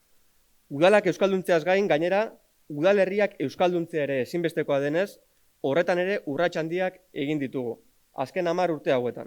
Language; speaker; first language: Basque; native; Basque